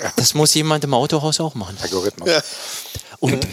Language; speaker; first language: German; native; German